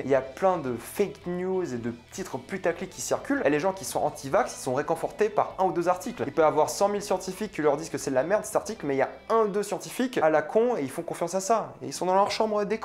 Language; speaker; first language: French; native; French